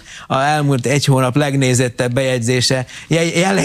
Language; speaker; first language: Hungarian; native; Hungarian